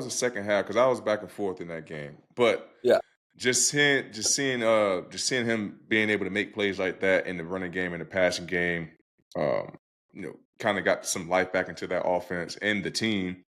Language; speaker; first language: English; native; English